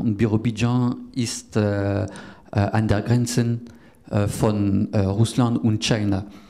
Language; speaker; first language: German; non-native, learner; French